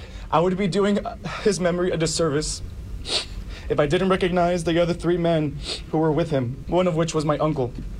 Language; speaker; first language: English; early bilingual, other home language; Spanish